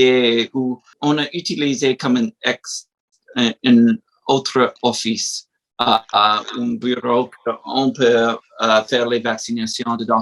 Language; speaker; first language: French; non-native, learner; English